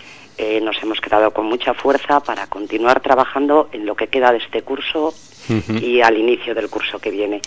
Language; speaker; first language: Spanish; native; Spanish